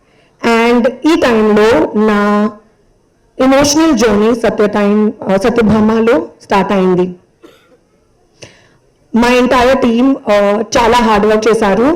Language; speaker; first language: Telugu; non-native, learner; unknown